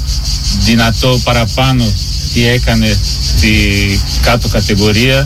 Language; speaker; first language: Greek; non-native, learner; Portuguese